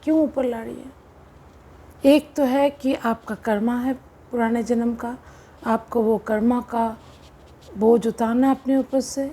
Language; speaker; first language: Hindi; non-native, local second language; Bangla